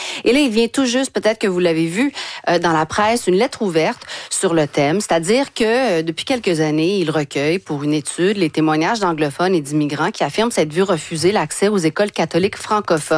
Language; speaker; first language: French; native; French